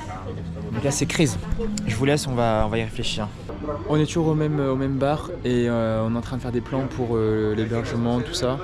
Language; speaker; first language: French; native; French